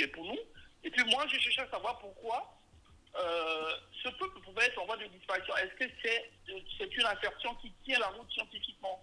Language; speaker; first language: French; native; French